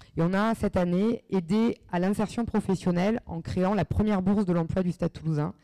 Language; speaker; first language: French; native; French